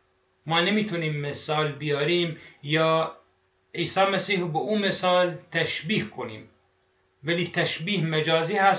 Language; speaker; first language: Persian; non-native, fluent; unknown